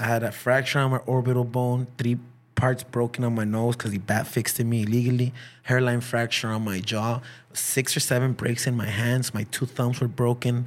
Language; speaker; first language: English; early bilingual, other home language; Spanish